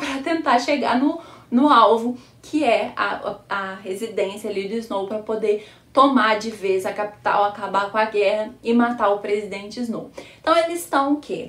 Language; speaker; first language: Portuguese; native; Portuguese